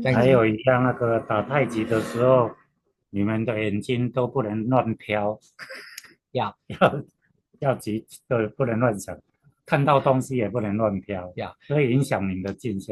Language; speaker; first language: Chinese; native; Chinese